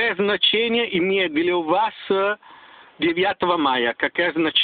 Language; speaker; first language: Russian; non-native, learner; Italian